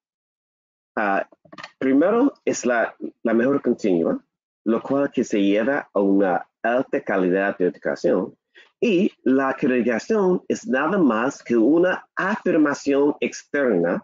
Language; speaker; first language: Spanish; non-native, learner; English